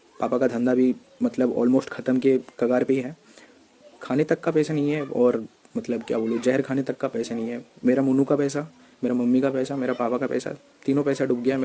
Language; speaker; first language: Hindi; non-native, local second language; Bangla